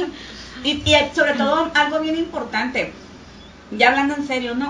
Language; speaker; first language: Spanish; native; Spanish